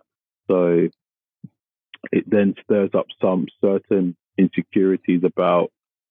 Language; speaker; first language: English; native; English